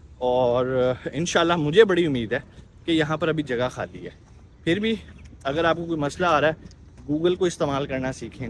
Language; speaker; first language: Urdu; native; Urdu